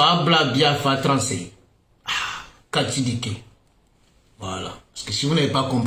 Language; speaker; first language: French; native; French